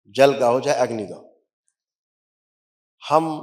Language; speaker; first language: Hindi; native; Hindi